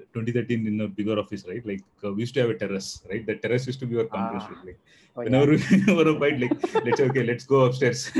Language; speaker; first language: English; non-native, local second language; Telugu